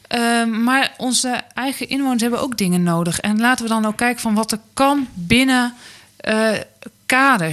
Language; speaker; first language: Dutch; native; Dutch